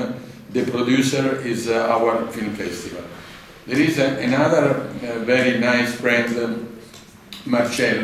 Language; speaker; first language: English; non-native, learner; Italian